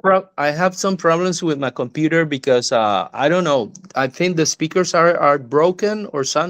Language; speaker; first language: English; non-native, fluent; Spanish